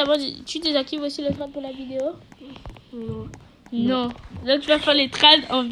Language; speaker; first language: French; native; French